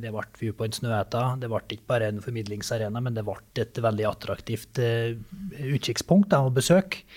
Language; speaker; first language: Norwegian; native; Norwegian